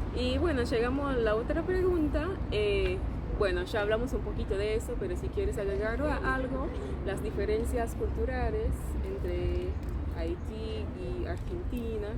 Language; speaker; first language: Spanish; non-native, fluent; English